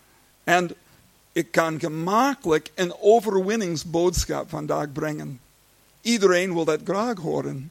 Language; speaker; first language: Dutch; non-native, learner; English